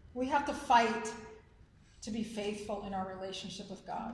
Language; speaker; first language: English; native; English